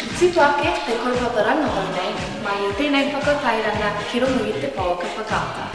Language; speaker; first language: Māori; non-native, local second language; English